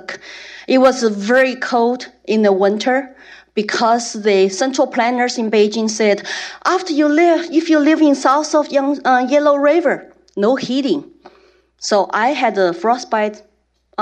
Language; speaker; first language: English; non-native, fluent; Chinese